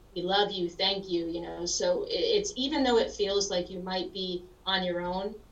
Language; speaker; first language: English; native; English